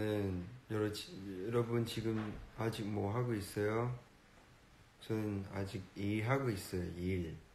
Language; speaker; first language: Korean; non-native, learner; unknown